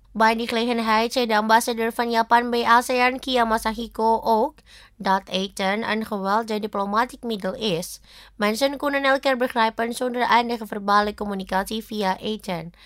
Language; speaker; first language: Dutch; non-native, fluent; Indonesian